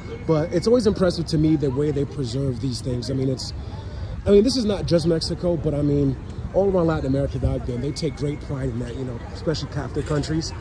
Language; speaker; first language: English; native; English